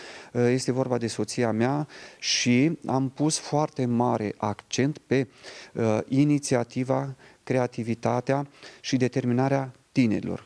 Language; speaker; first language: Romanian; non-native, local second language; Russian